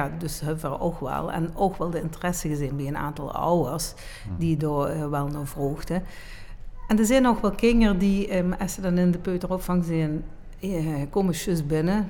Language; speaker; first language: Dutch; native; Dutch